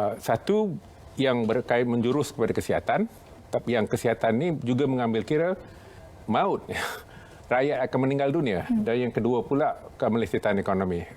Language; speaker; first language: Malay; non-native, local second language; Tamil